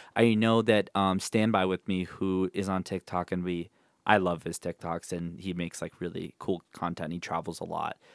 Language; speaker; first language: English; native; English